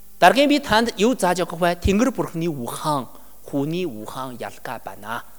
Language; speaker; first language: Mongolian; non-native, learner; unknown